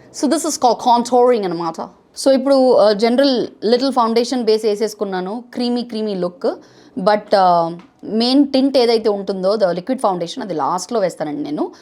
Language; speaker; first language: Telugu; non-native, fluent; Bangla